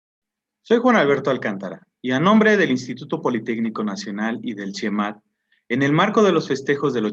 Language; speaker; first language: Spanish; native; Spanish